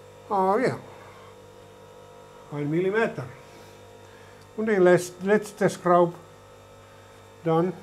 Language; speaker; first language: German; non-native, learner; Finnish